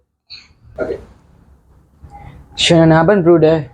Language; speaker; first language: German; non-native, learner; Sinhala